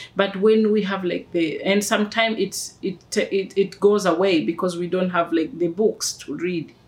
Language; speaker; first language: English; non-native, local second language; Swahili